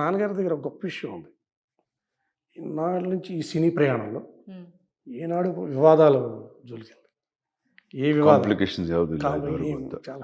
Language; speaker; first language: Telugu; native; Telugu